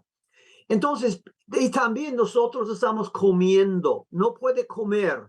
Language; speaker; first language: Spanish; non-native, fluent; English